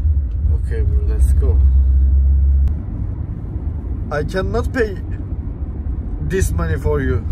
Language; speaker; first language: English; non-native, learner; Turkish